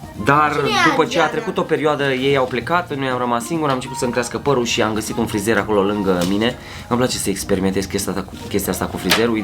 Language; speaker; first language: Romanian; native; Romanian